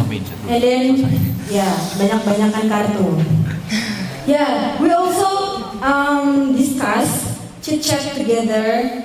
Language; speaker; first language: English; non-native, fluent; Indonesian